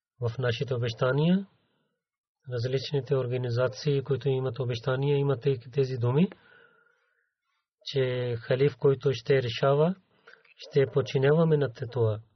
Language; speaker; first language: Bulgarian; non-native, learner; Urdu